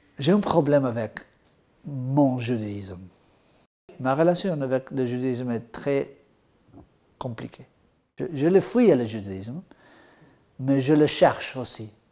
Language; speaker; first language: French; non-native, learner; Spanish